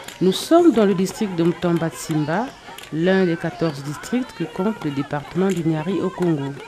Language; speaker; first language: French; non-native, local second language; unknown